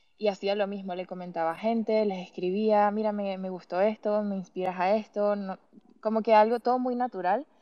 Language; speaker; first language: Spanish; native; Spanish